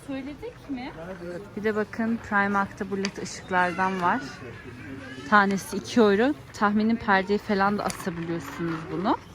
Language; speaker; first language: Turkish; early bilingual, heritage; Turkish